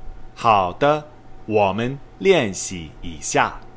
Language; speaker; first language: Chinese; non-native, fluent; English